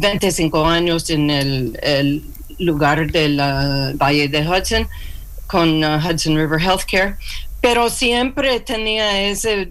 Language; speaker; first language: Spanish; non-native, learner; English